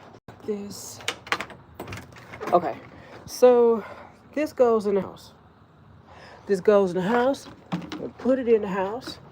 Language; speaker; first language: English; native; English